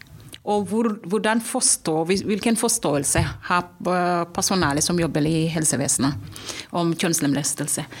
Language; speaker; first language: Norwegian; non-native, fluent; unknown